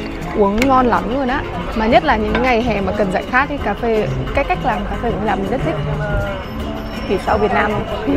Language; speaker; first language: Vietnamese; native; Vietnamese